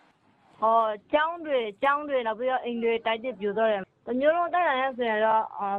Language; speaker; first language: Burmese; native; Burmese